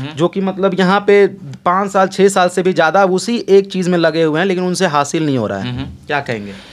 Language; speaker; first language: Hindi; native; Hindi